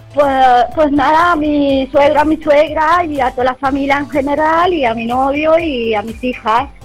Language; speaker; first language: Spanish; non-native, fluent; Romanian